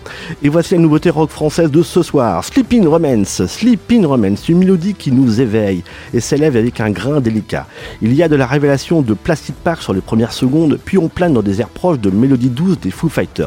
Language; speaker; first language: French; native; French